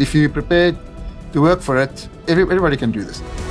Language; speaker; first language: English; non-native, local second language; Afrikaans